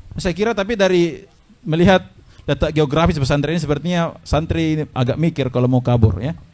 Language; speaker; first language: Indonesian; native; Indonesian